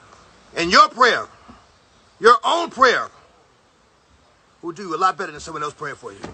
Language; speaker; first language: English; native; English